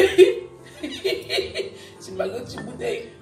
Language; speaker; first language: French; non-native, learner; Haitian Creole